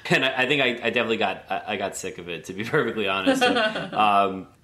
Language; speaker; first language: English; native; English